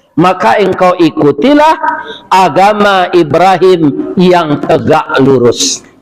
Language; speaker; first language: Malay; non-native, local second language; Minangkabau